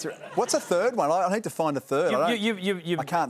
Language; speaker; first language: English; native; English